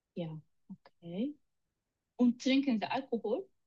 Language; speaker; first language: German; non-native, learner; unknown